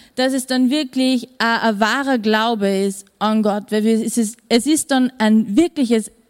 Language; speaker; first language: German; native; German